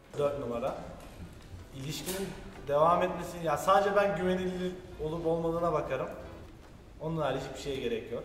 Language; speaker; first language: Turkish; native; Turkish